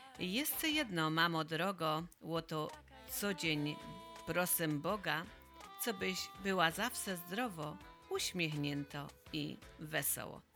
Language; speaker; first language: Polish; native; Polish